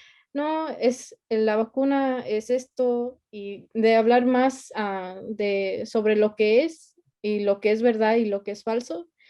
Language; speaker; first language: Spanish; early bilingual, heritage; Spanish